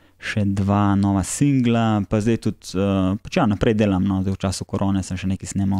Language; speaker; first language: Slovenian; native; Slovenian